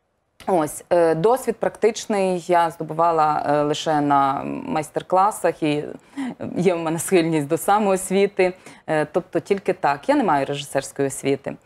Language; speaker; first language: Ukrainian; native; Ukrainian